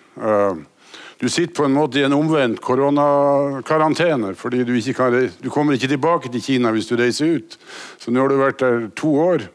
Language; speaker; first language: Norwegian; native; Norwegian